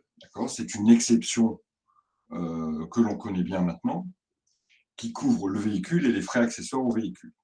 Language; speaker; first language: French; native; French